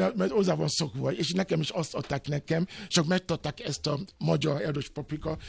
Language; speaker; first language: Hungarian; non-native, fluent; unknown